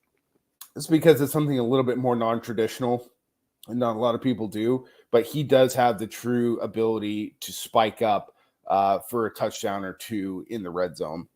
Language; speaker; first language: English; native; English